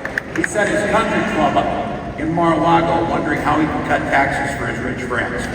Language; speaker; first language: English; native; English